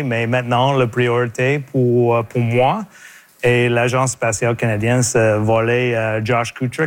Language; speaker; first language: French; non-native, local second language; English